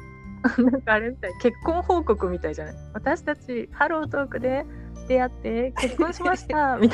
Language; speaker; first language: Japanese; native; Japanese